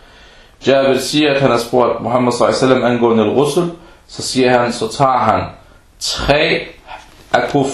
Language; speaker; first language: Danish; early bilingual, other home language; Arabic